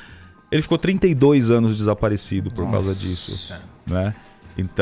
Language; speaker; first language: Portuguese; native; Portuguese